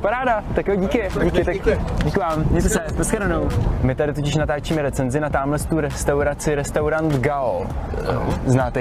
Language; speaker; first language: Czech; native; Czech